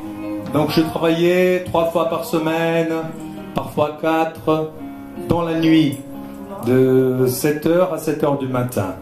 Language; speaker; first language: French; non-native, fluent; Portuguese